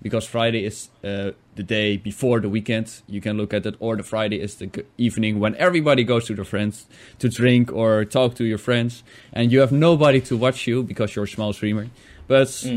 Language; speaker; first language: English; non-native, fluent; Dutch